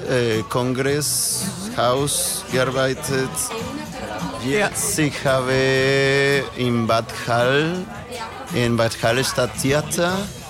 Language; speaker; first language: German; non-native, learner; Spanish